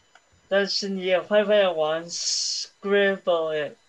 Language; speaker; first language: Chinese; early bilingual, heritage; Chinese